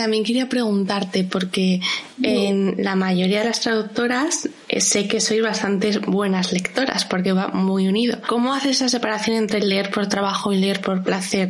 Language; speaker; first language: Spanish; native; Spanish